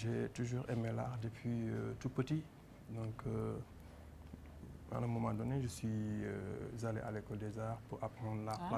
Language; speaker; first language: French; non-native, local second language; Wolof